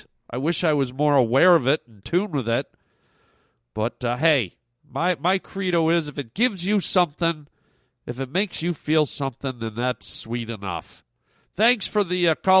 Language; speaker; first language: English; native; English